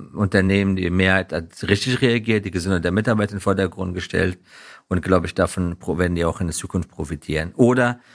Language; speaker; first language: German; non-native, fluent; Persian